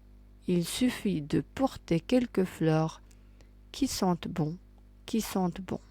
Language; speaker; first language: French; non-native, local second language; Arabic